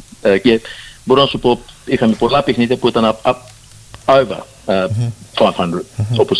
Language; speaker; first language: Greek; early bilingual, heritage; Greek